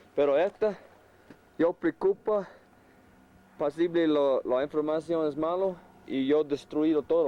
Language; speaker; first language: Spanish; non-native, learner; English